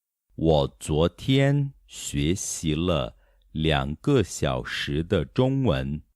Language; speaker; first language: Chinese; non-native, fluent; Portuguese